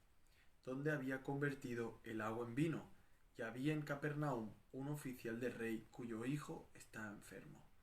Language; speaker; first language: Spanish; native; Spanish